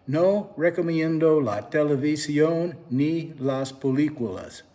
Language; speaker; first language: Spanish; non-native, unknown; English